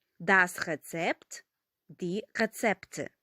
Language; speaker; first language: German; non-native, fluent; Ukrainian